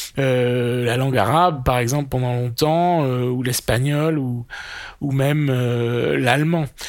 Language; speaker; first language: French; native; French